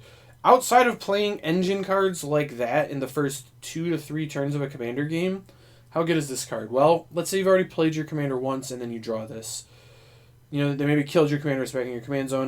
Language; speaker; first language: English; native; English